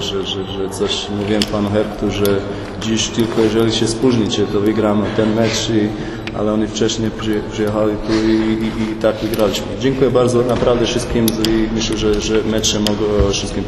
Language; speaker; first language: Polish; non-native, fluent; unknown